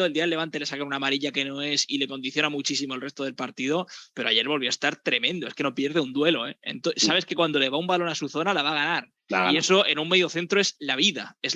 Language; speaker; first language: Spanish; native; Spanish